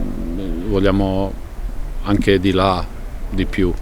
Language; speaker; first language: Italian; non-native, fluent; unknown